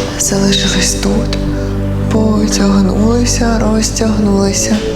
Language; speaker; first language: Ukrainian; native; Ukrainian